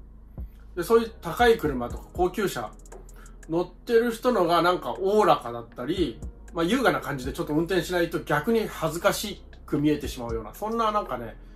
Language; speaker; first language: Japanese; native; Japanese